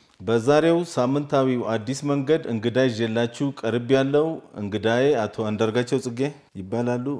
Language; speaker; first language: Amharic; native; Amharic